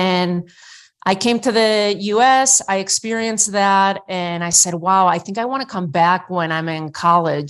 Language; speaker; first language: English; non-native, fluent; Spanish